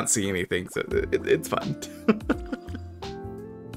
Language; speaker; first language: English; native; English